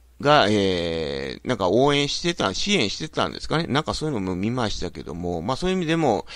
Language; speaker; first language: Japanese; native; Japanese